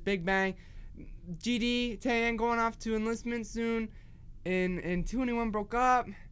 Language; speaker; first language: English; native; English